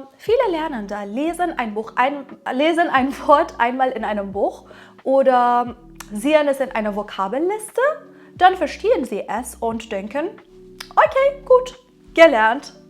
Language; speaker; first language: German; non-native, fluent; Persian